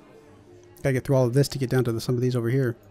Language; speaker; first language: English; native; English